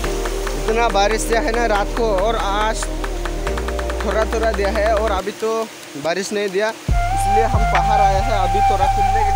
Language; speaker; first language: Hindi; non-native, local second language; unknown